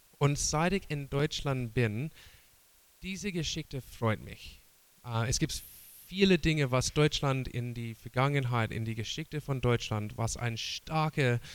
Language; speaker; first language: German; non-native, learner; English